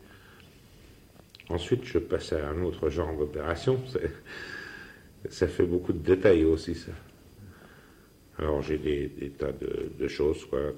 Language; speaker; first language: French; native; French